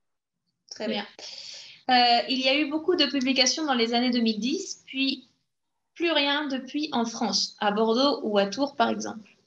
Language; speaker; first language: French; native; French